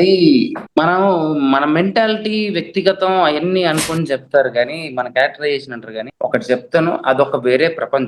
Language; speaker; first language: Telugu; native; Telugu